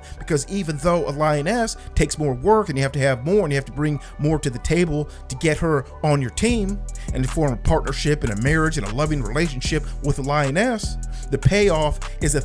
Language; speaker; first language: English; native; English